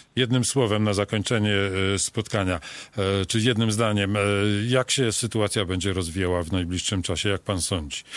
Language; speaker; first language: Polish; native; Polish